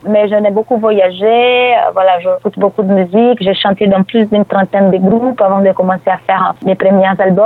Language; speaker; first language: French; non-native, fluent; Portuguese